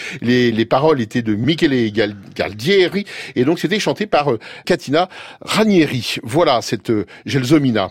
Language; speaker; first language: French; native; French